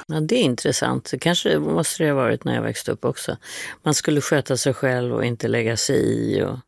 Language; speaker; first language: Swedish; native; Swedish